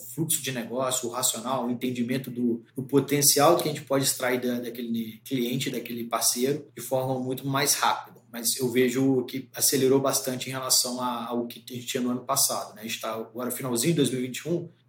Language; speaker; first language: Portuguese; native; Portuguese